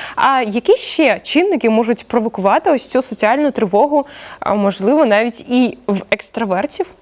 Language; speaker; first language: Ukrainian; native; Ukrainian